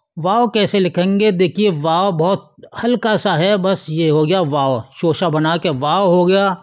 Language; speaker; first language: Hindi; native; Hindi